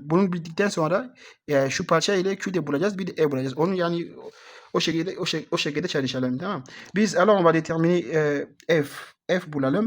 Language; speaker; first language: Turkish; non-native, learner; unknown